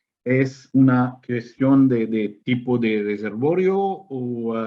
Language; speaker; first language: Spanish; non-native, fluent; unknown